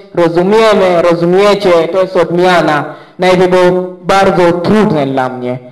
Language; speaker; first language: Polish; non-native, learner; Swahili